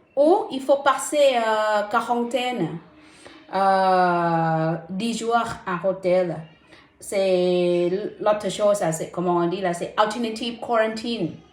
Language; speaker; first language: French; non-native, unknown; Thai